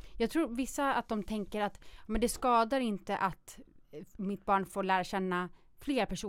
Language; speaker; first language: Swedish; native; Swedish